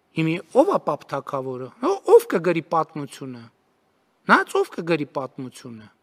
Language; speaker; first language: Armenian; native; Armenian